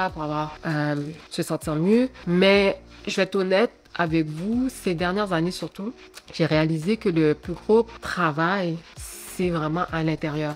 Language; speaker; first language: French; early bilingual, other home language; Haitian Creole